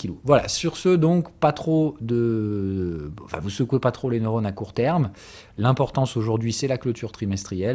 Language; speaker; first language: French; native; French